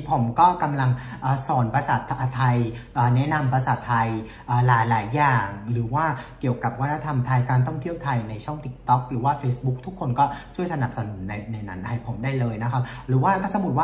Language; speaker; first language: Thai; non-native, fluent; Vietnamese